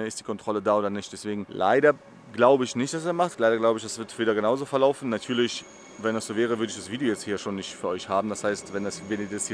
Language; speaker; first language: German; native; German